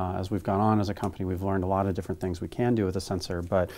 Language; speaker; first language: English; native; English